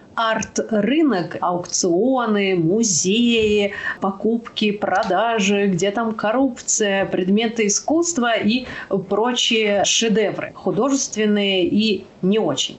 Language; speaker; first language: Russian; native; Russian